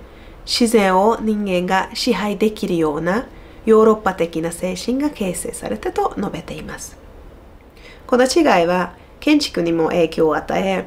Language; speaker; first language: Japanese; non-native, fluent; Hungarian